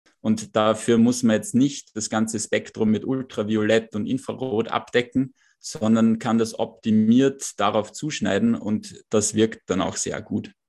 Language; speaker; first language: German; native; German